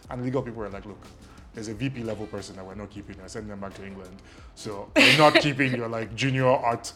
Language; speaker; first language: English; non-native, local second language; Yoruba